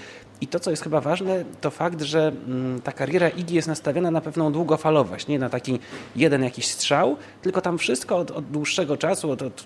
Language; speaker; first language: Polish; native; Polish